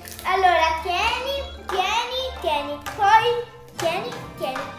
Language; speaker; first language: Italian; native; Italian